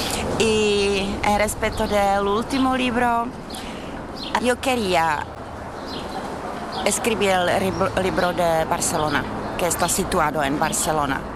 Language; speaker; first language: Spanish; non-native, fluent; Czech